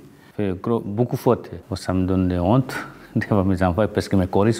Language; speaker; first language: French; non-native, learner; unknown